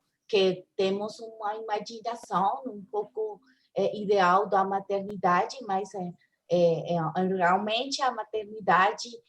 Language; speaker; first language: Portuguese; non-native, learner; Spanish